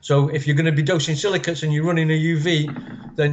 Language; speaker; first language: English; native; English